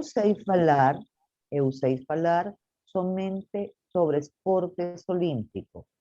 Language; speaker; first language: Portuguese; non-native, learner; Spanish